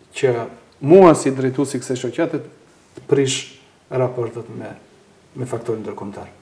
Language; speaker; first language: Albanian; native; Albanian